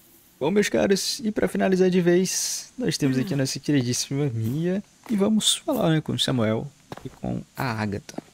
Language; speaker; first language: Portuguese; native; Portuguese